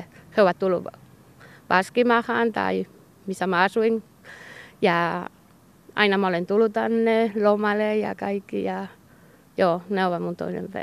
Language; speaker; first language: Finnish; non-native, learner; Basque